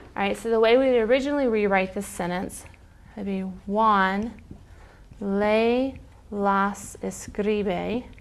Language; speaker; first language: English; native; English